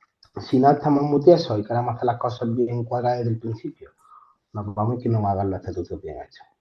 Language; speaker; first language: Spanish; native; Spanish